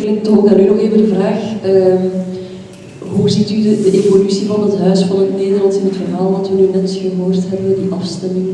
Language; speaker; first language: Dutch; native; Dutch